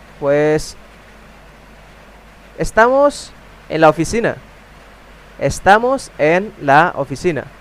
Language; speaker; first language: Spanish; non-native, fluent; Indonesian